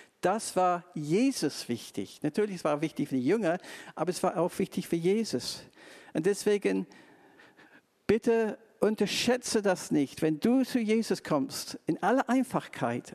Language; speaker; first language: German; non-native, fluent; English